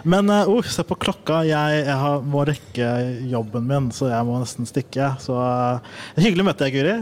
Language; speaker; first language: Norwegian; early bilingual, other home language; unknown